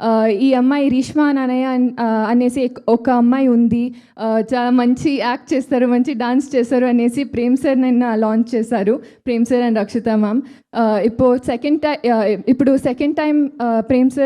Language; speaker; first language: Telugu; non-native, learner; Kannada